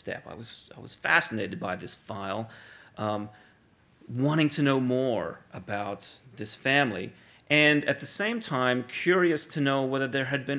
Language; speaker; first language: English; native; English